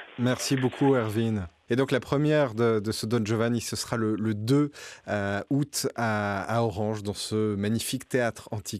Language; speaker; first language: French; native; French